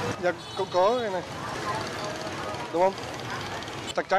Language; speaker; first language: Vietnamese; non-native, learner; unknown